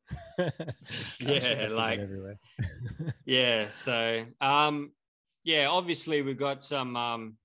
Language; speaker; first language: English; native; English